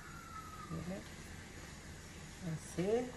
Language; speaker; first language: Spanish; native; Spanish